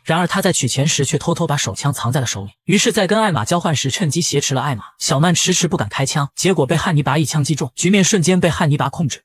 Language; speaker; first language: Chinese; native; Chinese